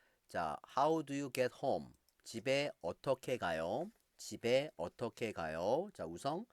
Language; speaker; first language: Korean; native; Korean